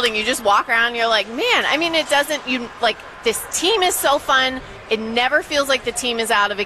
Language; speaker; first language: English; native; English